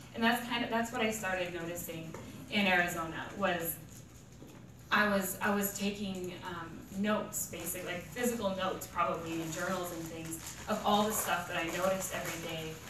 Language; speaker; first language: English; native; English